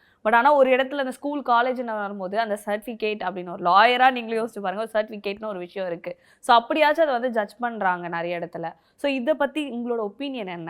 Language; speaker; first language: Tamil; native; Tamil